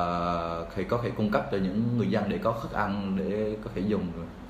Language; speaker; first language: Vietnamese; native; Vietnamese